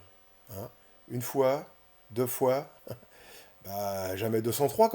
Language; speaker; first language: French; native; French